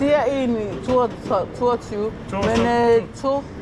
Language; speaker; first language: Danish; non-native, learner; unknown